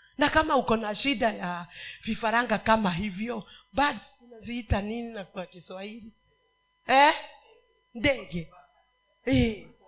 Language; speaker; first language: Swahili; non-native, local second language; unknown